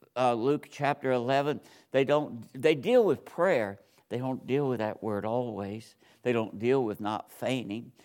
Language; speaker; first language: English; native; English